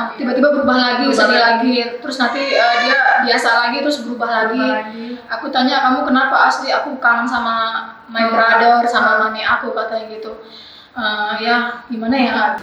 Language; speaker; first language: Indonesian; native; Indonesian